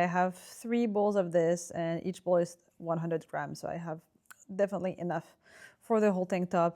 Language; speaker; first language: English; non-native, fluent; French